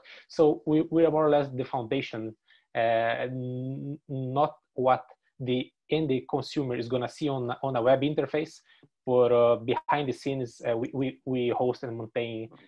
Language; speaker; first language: English; non-native, fluent; Portuguese